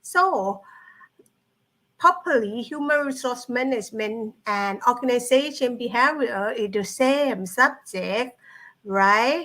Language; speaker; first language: English; non-native, learner; Thai